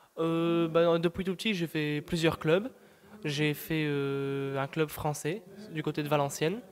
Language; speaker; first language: French; native; French